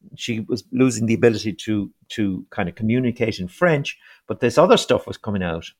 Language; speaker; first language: English; native; English